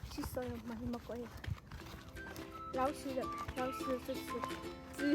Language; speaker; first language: Korean; non-native, learner; Lao